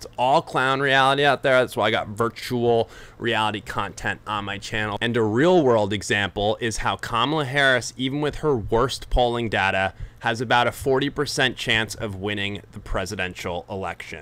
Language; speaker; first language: English; native; English